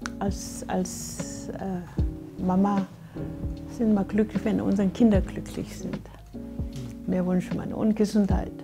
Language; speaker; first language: German; non-native, fluent; Korean